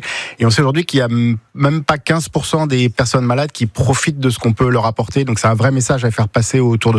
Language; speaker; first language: French; native; French